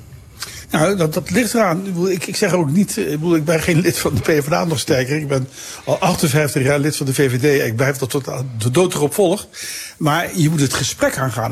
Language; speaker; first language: Dutch; native; Dutch